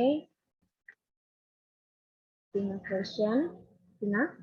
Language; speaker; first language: English; non-native, learner; Indonesian